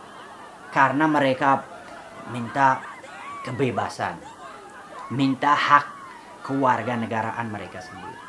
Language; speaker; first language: Indonesian; non-native, fluent; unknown